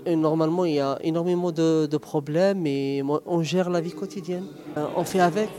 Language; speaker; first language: French; non-native, local second language; Arabic